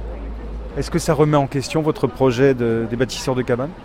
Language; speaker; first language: French; native; French